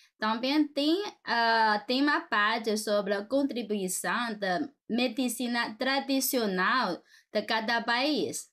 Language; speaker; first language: Portuguese; non-native, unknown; Chinese